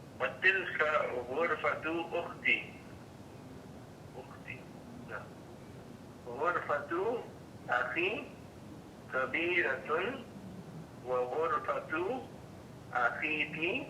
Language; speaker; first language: Arabic; non-native, learner; English